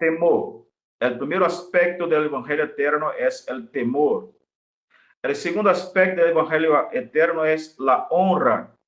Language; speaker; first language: Spanish; non-native, fluent; Portuguese